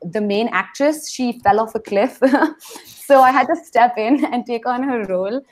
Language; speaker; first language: English; non-native, local second language; Hindi